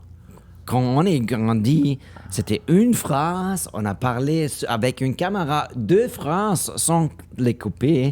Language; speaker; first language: French; non-native, learner; German